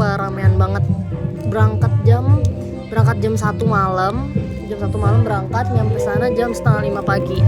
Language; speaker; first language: Indonesian; native; Indonesian